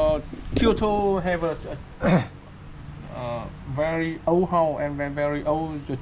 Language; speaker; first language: English; non-native, learner; Vietnamese